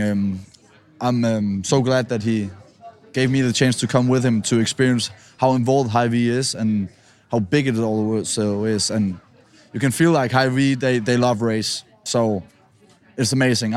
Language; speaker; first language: English; non-native, fluent; Danish